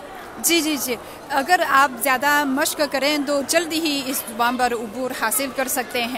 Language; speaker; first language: Hindi; non-native, fluent; Chinese